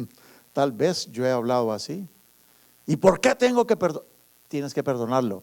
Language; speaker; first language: Spanish; native; Spanish